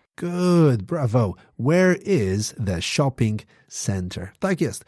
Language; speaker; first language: English; non-native, fluent; Polish